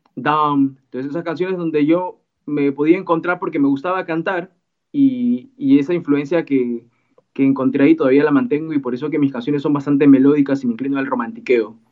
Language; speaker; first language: Spanish; native; Spanish